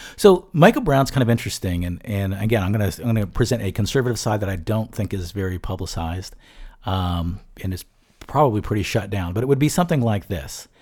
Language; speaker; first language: English; native; English